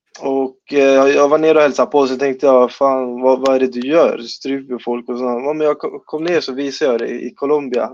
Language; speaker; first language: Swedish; early bilingual, other home language; Spanish